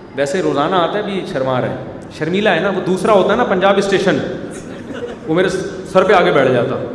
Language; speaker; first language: Urdu; native; Urdu